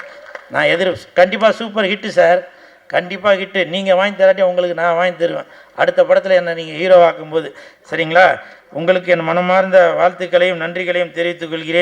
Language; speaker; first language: Tamil; native; Tamil